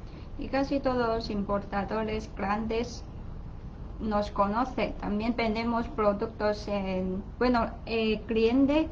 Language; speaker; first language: Spanish; non-native, learner; Chinese